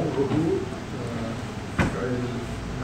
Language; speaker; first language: Arabic; non-native, learner; Urdu